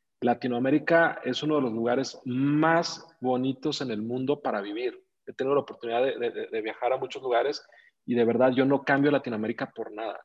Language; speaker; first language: Spanish; native; Spanish